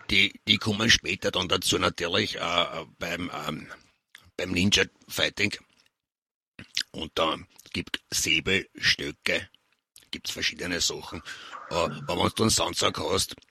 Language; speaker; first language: German; native; German